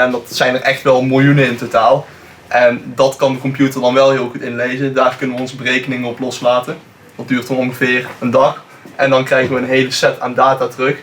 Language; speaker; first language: Dutch; native; Dutch